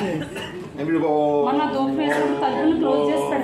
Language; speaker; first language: Telugu; native; Telugu